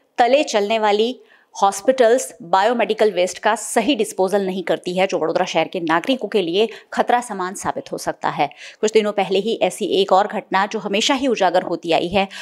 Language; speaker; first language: Hindi; non-native, local second language; Gujarati